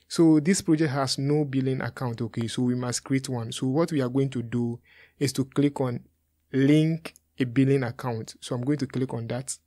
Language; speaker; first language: English; non-native, local second language; Akan